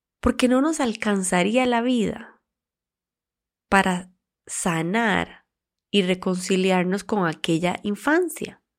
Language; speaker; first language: Spanish; native; Spanish